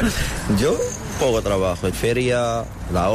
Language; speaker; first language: Spanish; non-native, learner; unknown